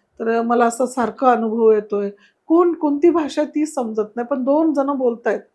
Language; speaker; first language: Marathi; non-native, local second language; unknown